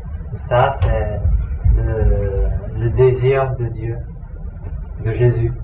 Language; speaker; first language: French; non-native, fluent; Vietnamese